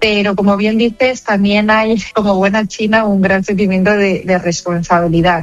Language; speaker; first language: Spanish; native; Spanish